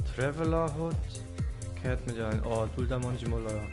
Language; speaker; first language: Korean; non-native, fluent; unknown